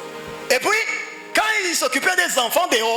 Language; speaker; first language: French; non-native, local second language; Rundi